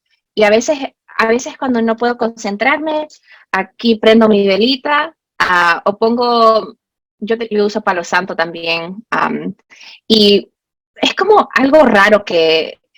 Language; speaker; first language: Spanish; early bilingual, heritage; Spanish